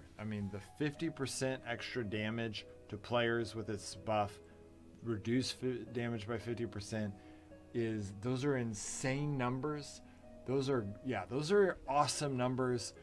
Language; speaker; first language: English; native; English